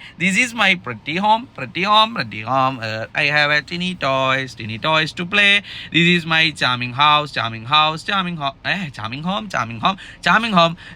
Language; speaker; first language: English; non-native, local second language; Malayalam